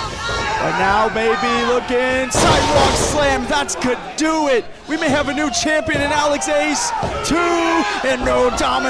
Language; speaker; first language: English; native; English